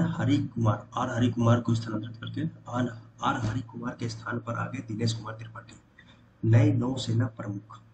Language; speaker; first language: Hindi; native; Hindi